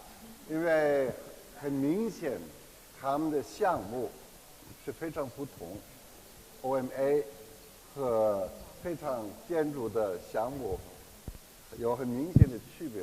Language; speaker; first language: Chinese; non-native, fluent; German